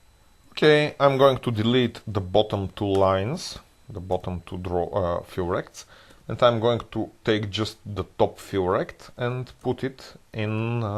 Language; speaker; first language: English; non-native, fluent; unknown